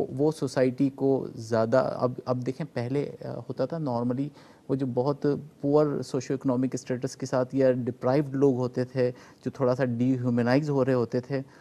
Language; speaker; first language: Urdu; non-native, local second language; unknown